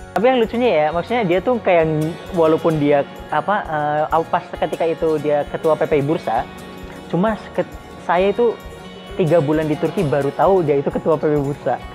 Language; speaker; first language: Indonesian; native; Indonesian